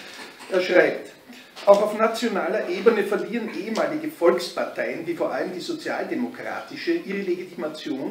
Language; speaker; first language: German; native; German